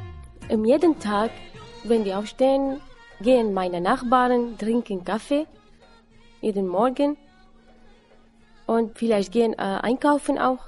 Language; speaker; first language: German; non-native, learner; Assyrian Neo-Aramaic